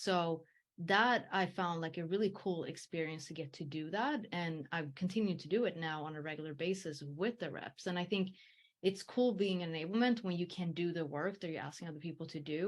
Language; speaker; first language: English; early bilingual, heritage; English